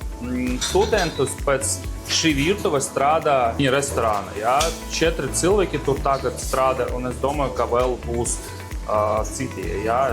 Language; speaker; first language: Latvian; non-native, local second language; Russian